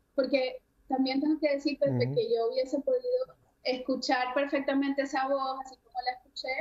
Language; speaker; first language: Spanish; native; Spanish